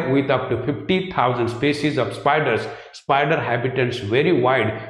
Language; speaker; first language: Hindi; non-native, local second language; Marathi